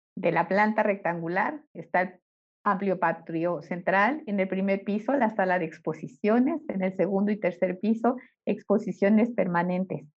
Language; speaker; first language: Spanish; native; Spanish